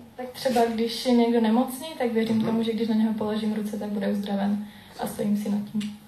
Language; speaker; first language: Czech; native; Czech